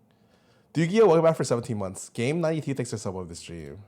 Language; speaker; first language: English; native; English